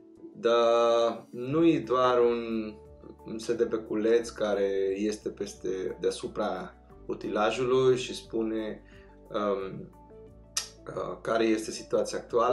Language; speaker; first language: Romanian; non-native, fluent; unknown